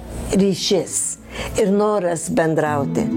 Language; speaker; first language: Lithuanian; early bilingual, heritage; Lithuanian